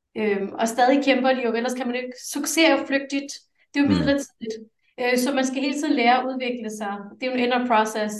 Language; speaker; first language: Danish; early bilingual, other home language; English